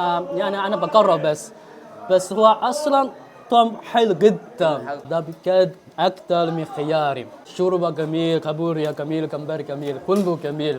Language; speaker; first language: Arabic; non-native, fluent; Chinese